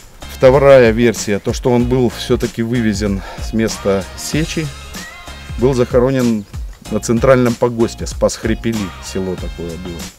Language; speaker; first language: Russian; native; Russian